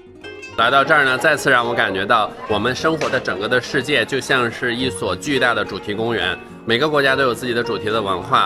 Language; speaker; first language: Chinese; native; Chinese